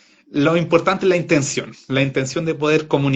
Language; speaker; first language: Spanish; native; Spanish